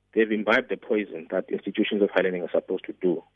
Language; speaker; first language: English; non-native, local second language; Xhosa